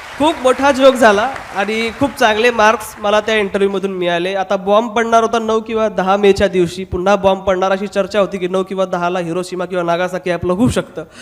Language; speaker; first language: Marathi; non-native, local second language; Hindi